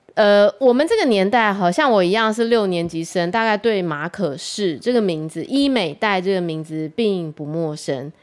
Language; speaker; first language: Chinese; native; Chinese